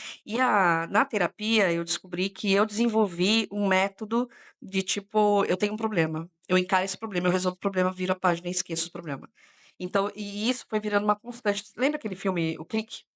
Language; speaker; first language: Portuguese; native; Portuguese